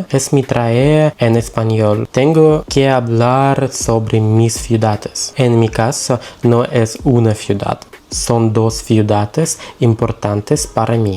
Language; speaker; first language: Spanish; non-native, learner; Russian